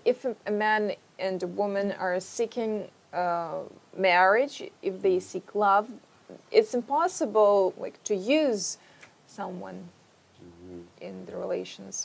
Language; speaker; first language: English; non-native, fluent; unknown